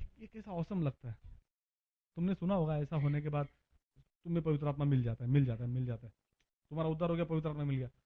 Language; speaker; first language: Hindi; non-native, local second language; Marathi